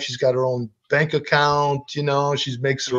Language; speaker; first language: English; native; English